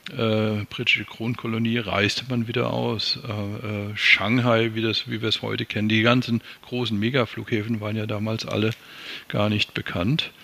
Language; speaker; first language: German; native; German